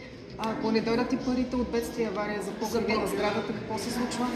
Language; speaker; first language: Bulgarian; native; Bulgarian